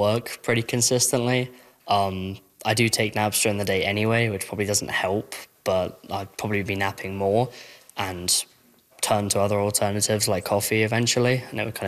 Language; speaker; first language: English; native; English